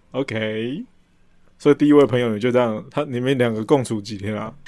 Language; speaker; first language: Chinese; native; Chinese